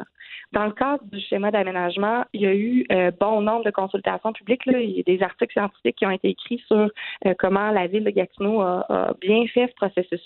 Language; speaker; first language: French; native; French